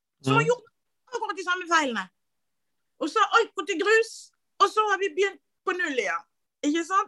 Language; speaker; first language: Norwegian; native; Norwegian